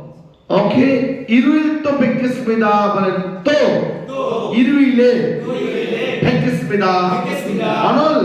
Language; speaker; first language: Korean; non-native, learner; Bangla